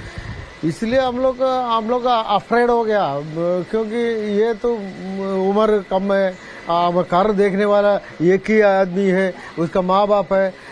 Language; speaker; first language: Hindi; non-native, local second language; Malayalam